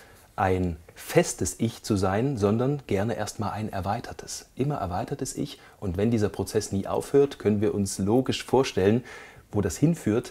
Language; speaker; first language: German; native; German